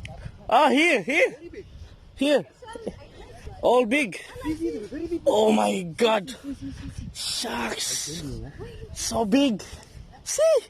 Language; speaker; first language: English; non-native, local second language; Filipino